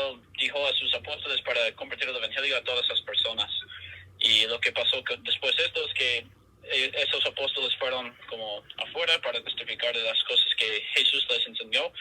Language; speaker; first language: Spanish; non-native, fluent; English